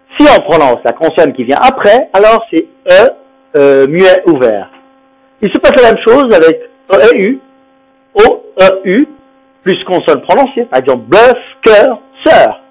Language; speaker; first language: French; non-native, fluent; Spanish